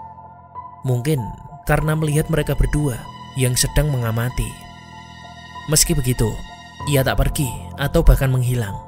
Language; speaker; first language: Indonesian; native; Indonesian